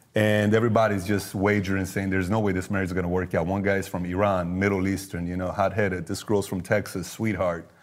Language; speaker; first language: English; early bilingual, other home language; Persian